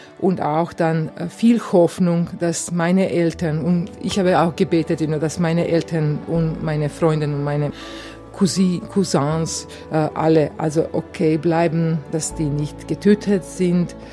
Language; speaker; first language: German; non-native, fluent; Croatian